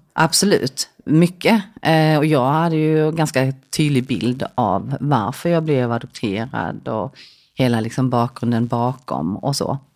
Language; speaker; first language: Swedish; early bilingual, other home language; Korean